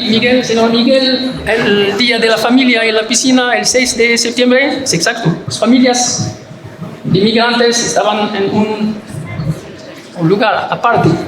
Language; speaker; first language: Spanish; non-native, learner; Arabic